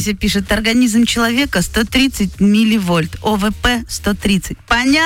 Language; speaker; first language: Russian; native; Russian